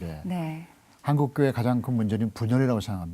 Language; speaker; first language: Korean; native; Korean